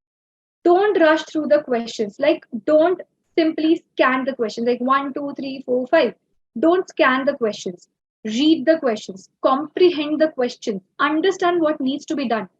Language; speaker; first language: English; non-native, local second language; Hindi